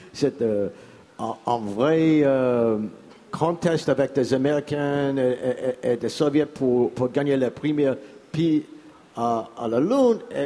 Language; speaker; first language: French; non-native, learner; English